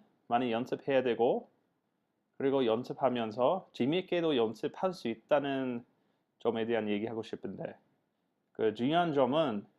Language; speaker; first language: Korean; non-native, fluent; English